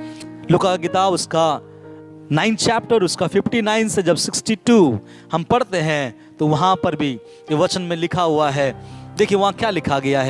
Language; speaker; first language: Hindi; non-native, local second language; Bangla